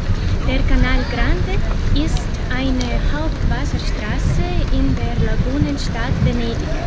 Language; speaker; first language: German; non-native, fluent; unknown